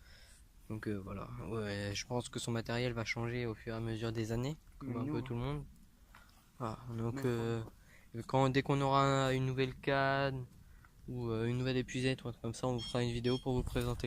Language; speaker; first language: French; native; French